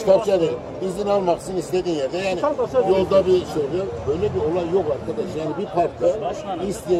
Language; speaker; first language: Turkish; native; Turkish